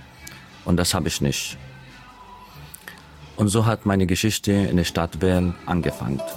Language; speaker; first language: German; non-native, fluent; Arabic